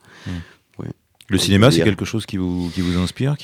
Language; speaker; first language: French; native; French